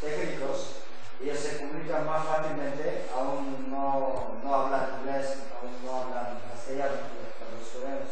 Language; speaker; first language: Spanish; non-native, learner; Korean